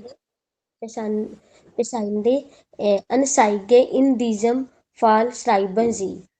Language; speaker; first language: German; non-native, learner; Hindi